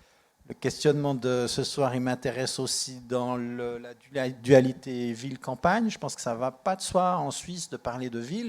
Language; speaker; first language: French; native; French